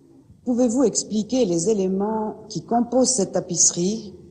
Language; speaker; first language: French; native; French